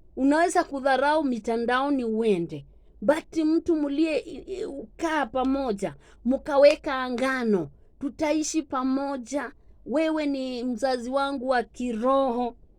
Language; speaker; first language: Swahili; non-native, local second language; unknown